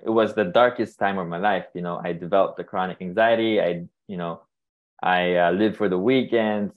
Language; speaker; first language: English; non-native, local second language; Filipino